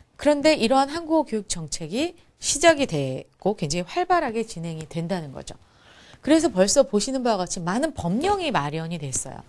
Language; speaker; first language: Korean; native; Korean